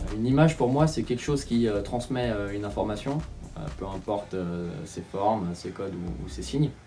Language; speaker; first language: French; native; French